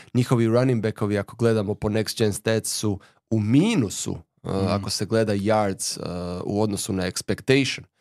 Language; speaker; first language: Croatian; native; Croatian